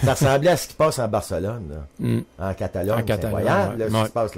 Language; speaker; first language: French; native; French